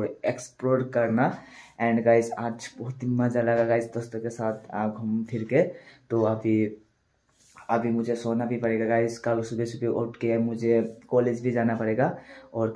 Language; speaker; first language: Hindi; non-native, local second language; Nepali